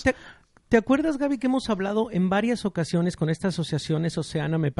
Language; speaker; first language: Spanish; native; Spanish